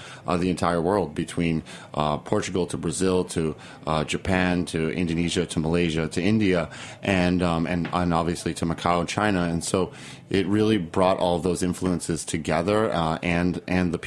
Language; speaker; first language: English; native; English